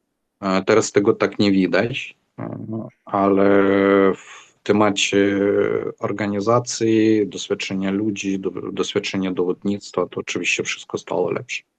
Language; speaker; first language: Polish; non-native, fluent; Ukrainian